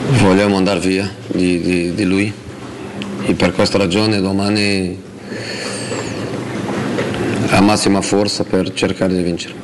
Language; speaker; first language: Italian; non-native, fluent; Portuguese